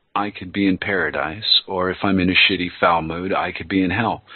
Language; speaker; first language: English; native; English